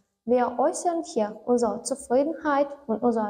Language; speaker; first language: German; non-native, learner; Turkmen